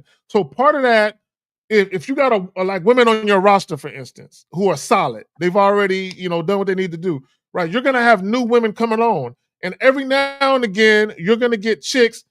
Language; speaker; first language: English; native; English